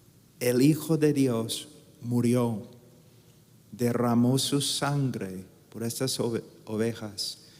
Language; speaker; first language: Spanish; non-native, fluent; English